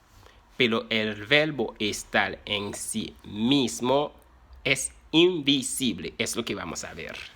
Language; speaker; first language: Spanish; non-native, fluent; Haitian Creole